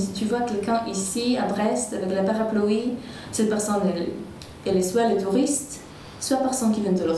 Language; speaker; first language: French; non-native, fluent; Polish